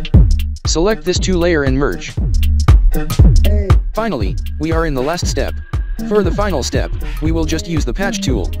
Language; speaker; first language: English; non-native, local second language; Filipino